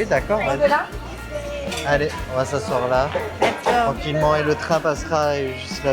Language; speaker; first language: French; native; French